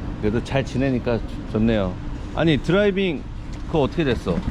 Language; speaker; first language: Korean; native; Korean